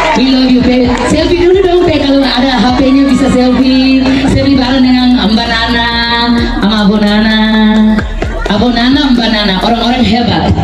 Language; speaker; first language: Indonesian; non-native, local second language; Tetum